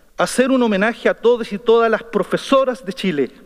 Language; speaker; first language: Spanish; native; Spanish